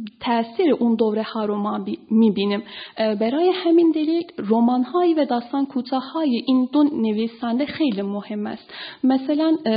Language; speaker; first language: Persian; non-native, fluent; Turkish